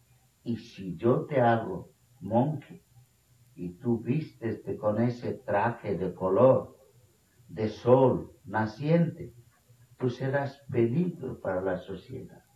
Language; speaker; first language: Spanish; non-native, fluent; Bangla